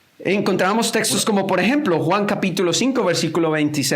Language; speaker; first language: Spanish; native; Spanish